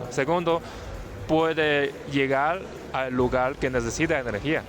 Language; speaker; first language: Spanish; non-native, fluent; Chinese